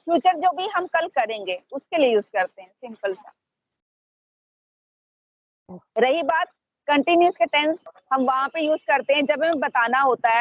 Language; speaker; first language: Hindi; native; Hindi